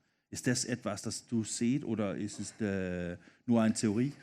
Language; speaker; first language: German; non-native, fluent; Danish